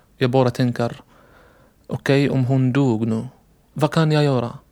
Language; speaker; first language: Swedish; non-native, learner; Arabic